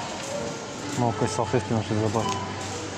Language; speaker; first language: Russian; non-native, learner; Azerbaijani